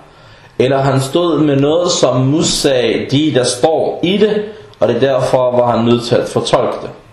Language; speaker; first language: Danish; non-native, fluent; Arabic